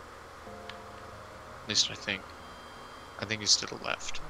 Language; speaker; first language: English; native; English